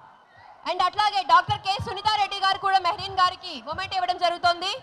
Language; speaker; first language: Telugu; native; Telugu